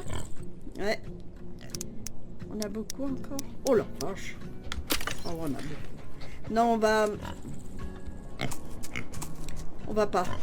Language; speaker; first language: French; native; French